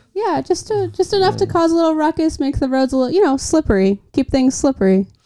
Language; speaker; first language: English; native; English